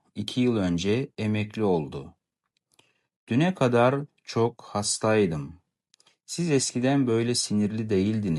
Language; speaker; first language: Turkish; non-native, fluent; Kazakh